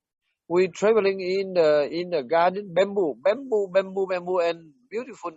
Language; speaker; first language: English; non-native, learner; Vietnamese